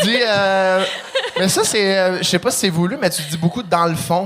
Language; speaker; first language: French; native; French